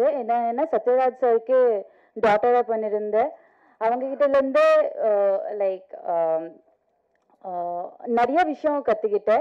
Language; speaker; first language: Tamil; non-native, fluent; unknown